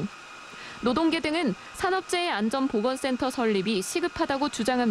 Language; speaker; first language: Korean; native; Korean